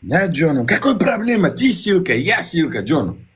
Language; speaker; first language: Russian; non-native, learner; Uzbek